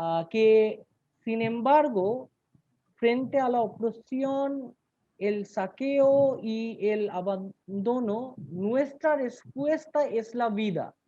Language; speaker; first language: Spanish; non-native, learner; Bangla